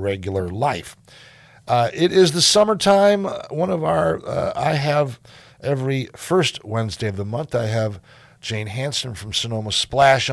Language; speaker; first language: English; native; English